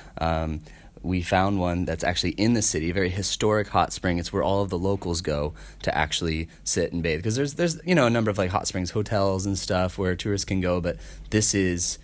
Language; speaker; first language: English; native; English